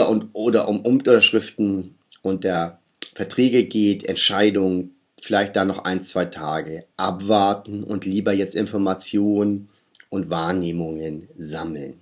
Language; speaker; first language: German; native; German